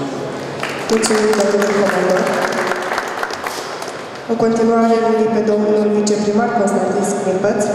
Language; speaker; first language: Romanian; native; Romanian